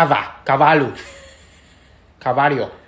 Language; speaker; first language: Portuguese; non-native, learner; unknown